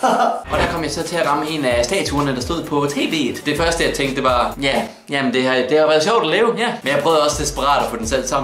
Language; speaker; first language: Danish; native; Danish